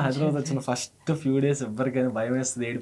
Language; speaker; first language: Telugu; native; Telugu